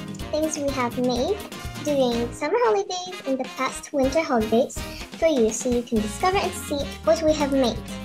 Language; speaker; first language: English; non-native, learner; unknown